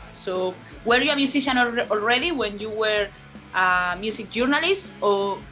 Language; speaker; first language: English; non-native, fluent; Spanish